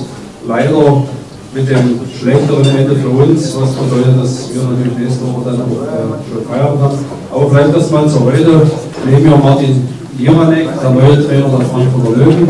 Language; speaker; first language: German; native; German